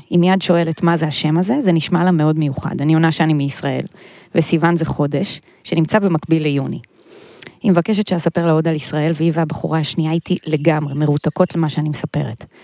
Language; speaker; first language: Hebrew; native; Hebrew